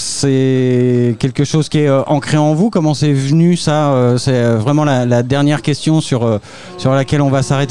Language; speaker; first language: French; native; French